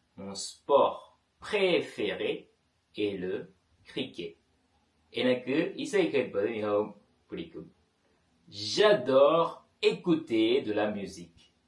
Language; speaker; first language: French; non-native, fluent; Tamil